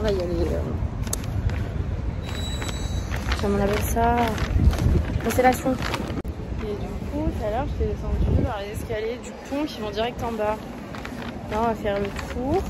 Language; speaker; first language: French; native; French